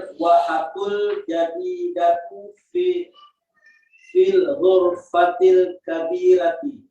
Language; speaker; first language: Arabic; non-native, learner; Indonesian